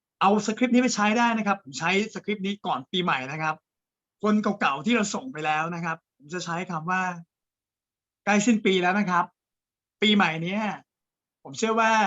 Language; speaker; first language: Thai; native; Thai